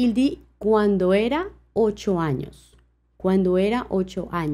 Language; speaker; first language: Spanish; non-native, fluent; French